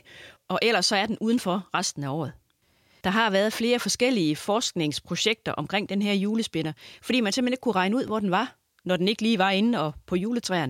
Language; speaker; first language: Danish; native; Danish